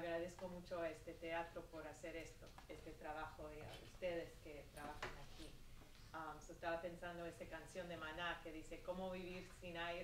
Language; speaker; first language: Spanish; early bilingual, heritage; Spanish